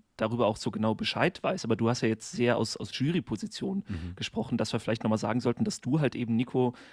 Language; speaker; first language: German; native; German